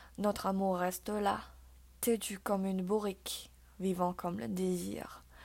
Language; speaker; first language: French; non-native, fluent; Chinese